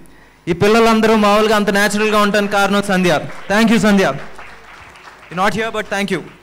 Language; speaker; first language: Telugu; native; Telugu